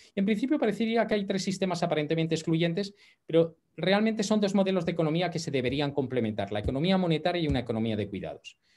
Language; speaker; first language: Spanish; native; Spanish